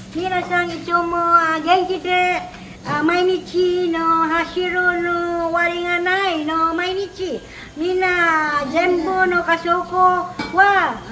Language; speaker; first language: Japanese; non-native, learner; Filipino